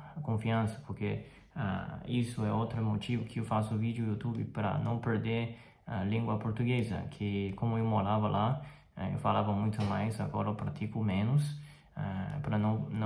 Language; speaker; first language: Portuguese; non-native, fluent; Chinese